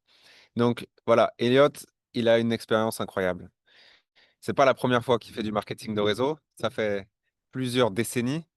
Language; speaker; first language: French; native; French